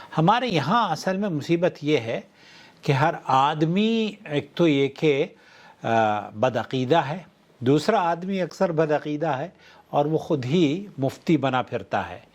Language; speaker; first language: Urdu; native; Urdu